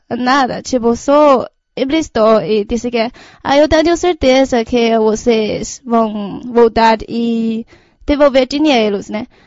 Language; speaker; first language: Portuguese; non-native, fluent; Chinese